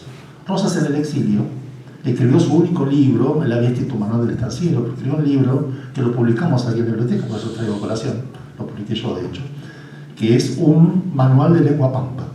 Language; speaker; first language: Spanish; native; Spanish